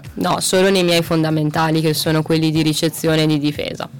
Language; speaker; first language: Italian; native; Italian